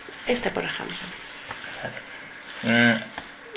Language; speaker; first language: Spanish; native; Spanish